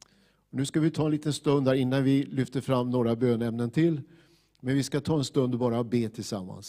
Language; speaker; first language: Swedish; native; Swedish